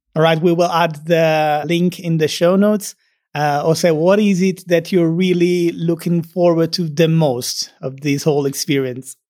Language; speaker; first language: English; non-native, fluent; Italian